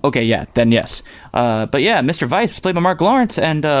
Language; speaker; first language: English; native; English